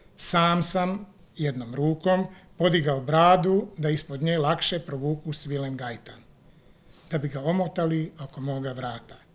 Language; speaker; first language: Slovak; early bilingual, heritage; Slovak